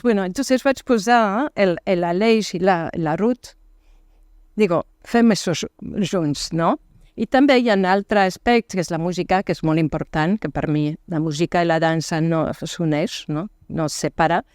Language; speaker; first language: Catalan; non-native, fluent; French